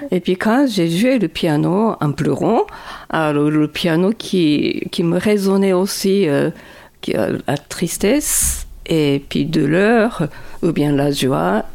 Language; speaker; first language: French; non-native, fluent; Japanese